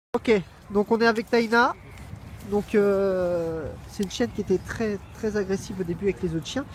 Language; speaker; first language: French; native; French